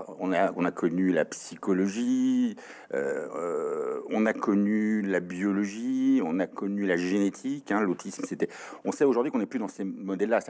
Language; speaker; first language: French; native; French